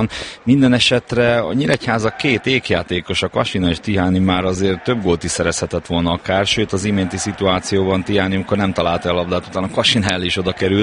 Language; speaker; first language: Hungarian; native; Hungarian